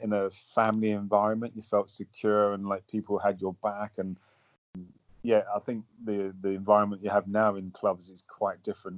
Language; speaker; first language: English; native; English